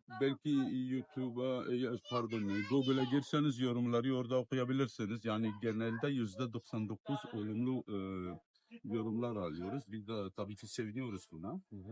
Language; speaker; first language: Turkish; non-native, fluent; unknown